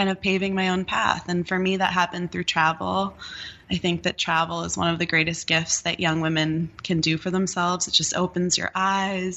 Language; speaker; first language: English; native; English